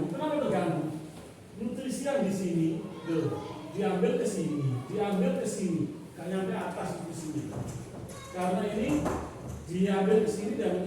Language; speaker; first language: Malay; non-native, local second language; Javanese